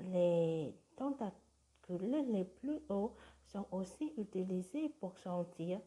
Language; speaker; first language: French; non-native, learner; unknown